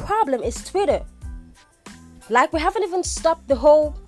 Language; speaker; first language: English; non-native, local second language; Igbo